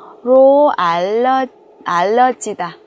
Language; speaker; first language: Korean; non-native, fluent; Vietnamese